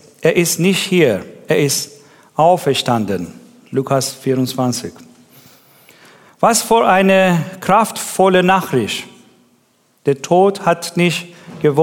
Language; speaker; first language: German; non-native, learner; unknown